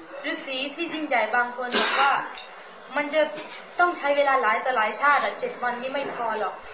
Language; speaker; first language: Thai; native; Thai